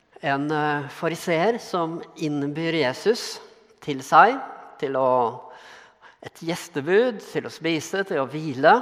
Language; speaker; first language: Norwegian; native; Norwegian